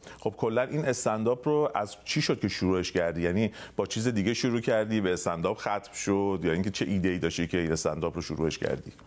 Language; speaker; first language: Persian; native; Persian